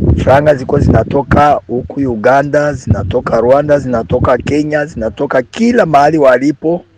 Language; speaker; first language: Swahili; native; Swahili